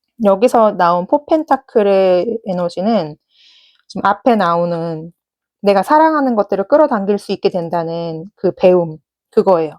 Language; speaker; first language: Korean; native; Korean